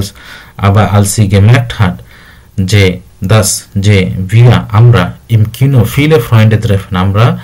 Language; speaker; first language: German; non-native, learner; Bangla